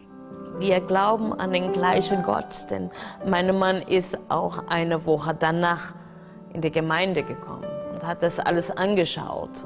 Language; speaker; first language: German; non-native, fluent; Portuguese